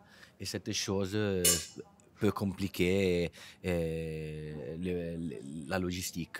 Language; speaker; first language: French; non-native, fluent; Italian